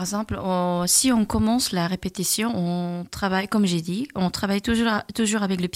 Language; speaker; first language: French; non-native, learner; Korean